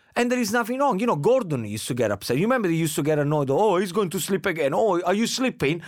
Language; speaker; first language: English; non-native, fluent; Italian